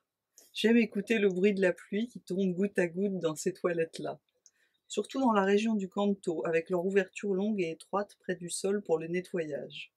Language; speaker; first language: French; native; French